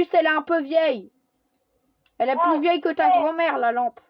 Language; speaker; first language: French; native; French